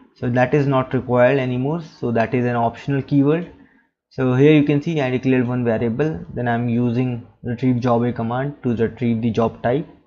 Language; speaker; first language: English; non-native, local second language; Hindi